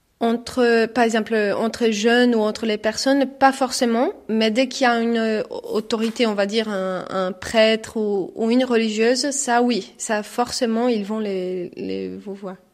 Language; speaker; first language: French; non-native, fluent; Portuguese